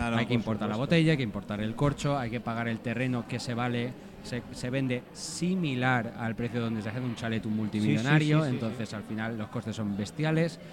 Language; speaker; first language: Spanish; native; Spanish